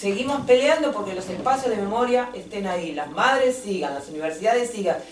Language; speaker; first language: Spanish; native; Spanish